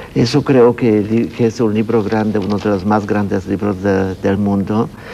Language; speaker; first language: Spanish; non-native, fluent; Polish